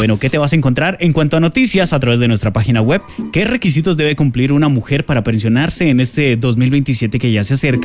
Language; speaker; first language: Spanish; native; Spanish